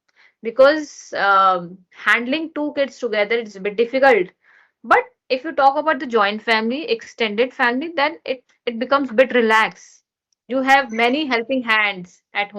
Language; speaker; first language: English; non-native, learner; Hindi